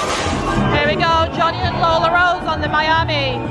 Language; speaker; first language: English; native; English